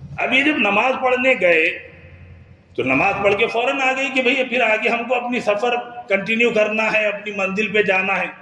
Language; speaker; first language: Urdu; native; Urdu